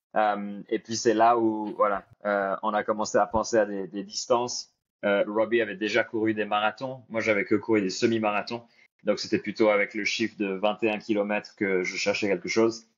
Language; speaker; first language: French; native; French